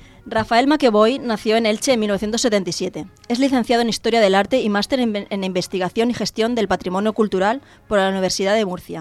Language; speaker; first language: Spanish; native; Spanish